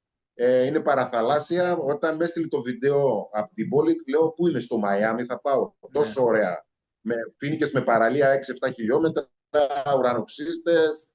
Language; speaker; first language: Greek; native; Greek